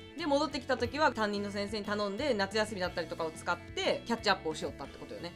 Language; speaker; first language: Japanese; native; Japanese